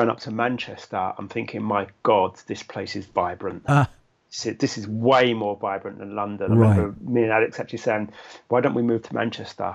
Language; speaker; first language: English; native; English